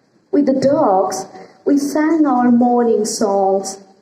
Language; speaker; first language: English; non-native, local second language; Bangla